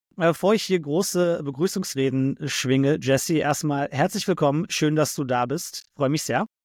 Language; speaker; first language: German; native; German